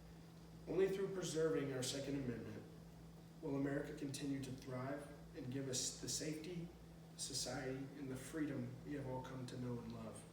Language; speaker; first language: English; native; English